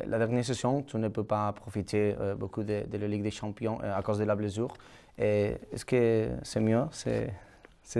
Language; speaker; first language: French; non-native, learner; Catalan